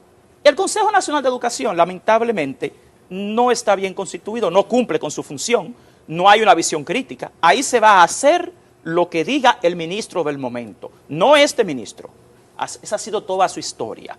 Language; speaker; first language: Spanish; native; Spanish